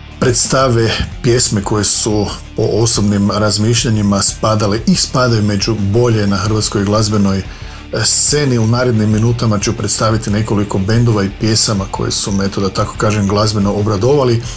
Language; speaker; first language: Croatian; native; Croatian